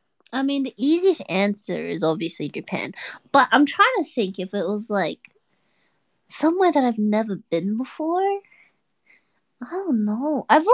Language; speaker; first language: English; native; English